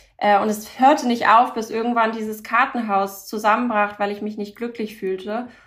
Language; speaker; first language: German; early bilingual, other home language; Turkish